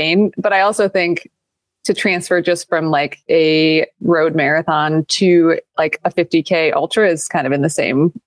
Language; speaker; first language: English; native; English